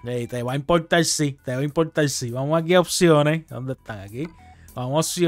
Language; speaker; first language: Spanish; native; Spanish